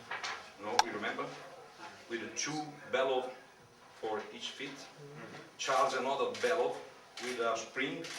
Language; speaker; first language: English; non-native, learner; Italian